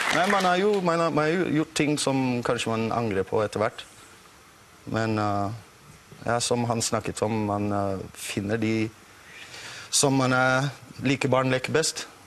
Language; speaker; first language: Norwegian; non-native, fluent; English